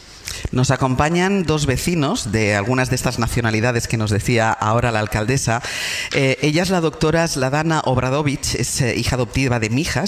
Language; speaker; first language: Spanish; native; Spanish